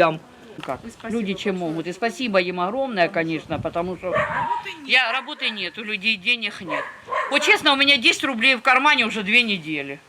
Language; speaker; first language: Russian; native; Russian